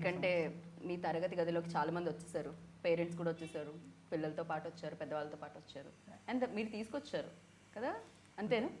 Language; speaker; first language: Telugu; native; Telugu